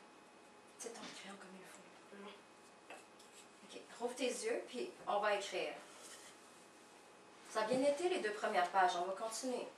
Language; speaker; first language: French; native; French